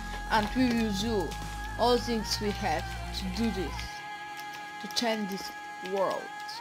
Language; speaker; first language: English; non-native, learner; Bulgarian